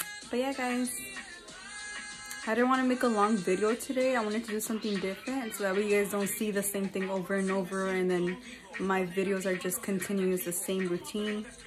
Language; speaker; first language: English; early bilingual, other home language; Spanish